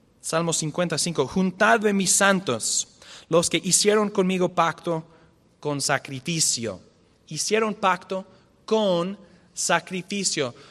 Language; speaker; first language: Spanish; non-native, fluent; English